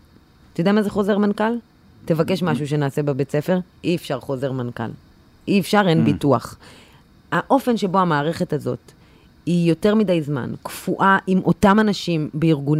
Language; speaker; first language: Hebrew; native; Hebrew